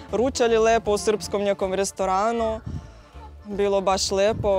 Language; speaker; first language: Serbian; non-native, learner; Russian